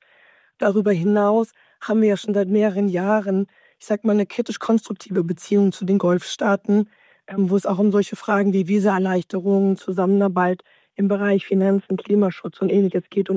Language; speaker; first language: German; native; German